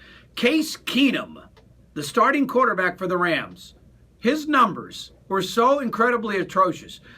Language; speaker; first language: English; native; English